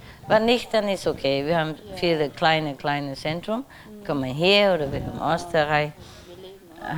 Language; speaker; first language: German; non-native, learner; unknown